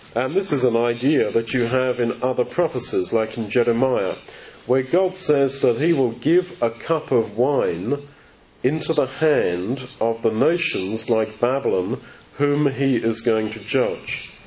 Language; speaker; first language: English; native; English